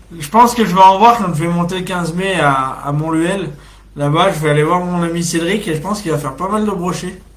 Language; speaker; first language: French; native; French